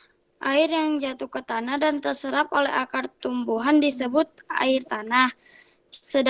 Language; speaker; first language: Indonesian; native; Indonesian